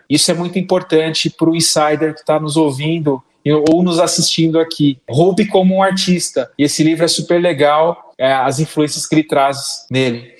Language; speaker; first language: Portuguese; native; Portuguese